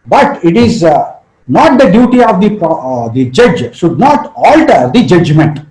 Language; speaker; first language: English; non-native, local second language; Kannada